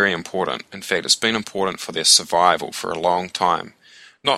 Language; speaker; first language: English; native; English